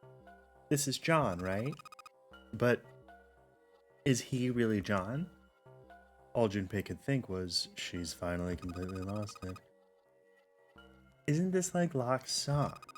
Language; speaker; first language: English; native; English